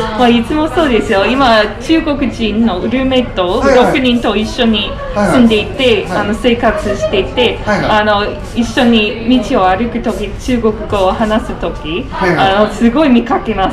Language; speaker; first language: Japanese; non-native, learner; English